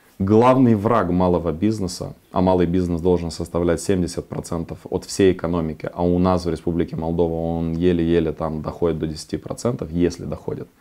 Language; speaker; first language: Russian; non-native, local second language; Romanian